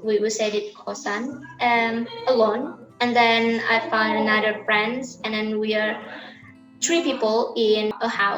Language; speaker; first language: English; non-native, learner; Indonesian